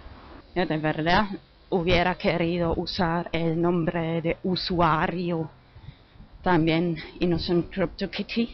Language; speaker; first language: Spanish; non-native, fluent; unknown